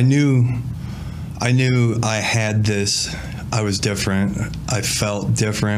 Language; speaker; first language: English; native; English